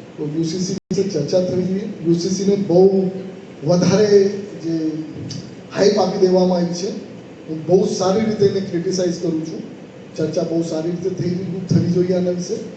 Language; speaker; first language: Gujarati; non-native, local second language; Marwari